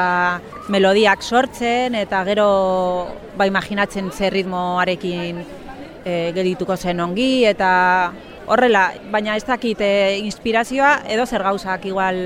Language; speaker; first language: Basque; non-native, local second language; Spanish